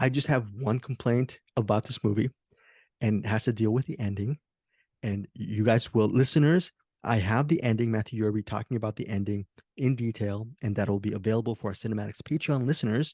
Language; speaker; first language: English; native; English